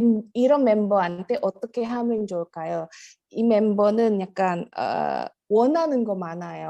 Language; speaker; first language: Korean; non-native, fluent; Indonesian